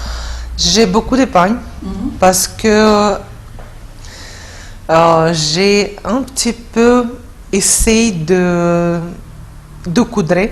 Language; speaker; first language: French; non-native, fluent; Russian